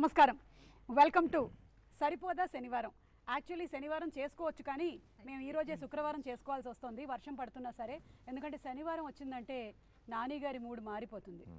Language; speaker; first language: Telugu; native; Telugu